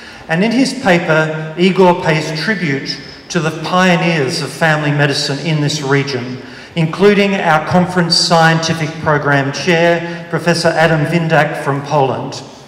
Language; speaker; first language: English; native; English